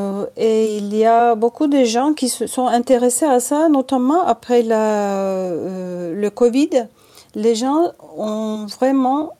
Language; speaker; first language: French; non-native, fluent; Turkish